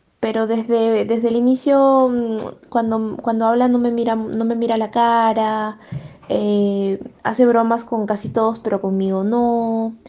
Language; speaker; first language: Spanish; native; Spanish